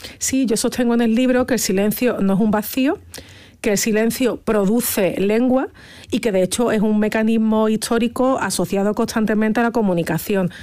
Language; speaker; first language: Spanish; native; Spanish